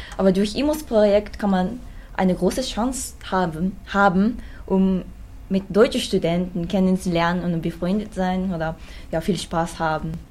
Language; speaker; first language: German; non-native, learner; Japanese